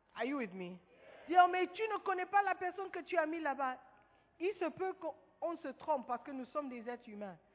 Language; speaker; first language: French; non-native, fluent; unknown